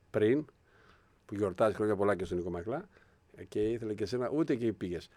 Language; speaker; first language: Greek; native; Greek